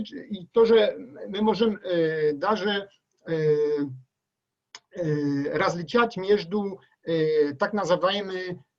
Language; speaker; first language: Russian; non-native, learner; Polish